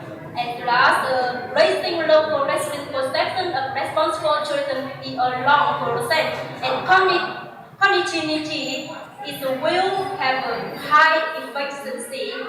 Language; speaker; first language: English; non-native, learner; Vietnamese